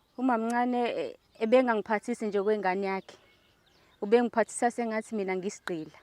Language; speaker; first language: Zulu; native; Zulu